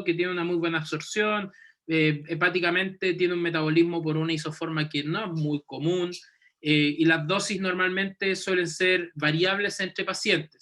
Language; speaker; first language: Spanish; native; Spanish